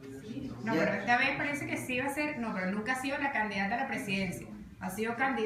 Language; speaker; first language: Spanish; native; Spanish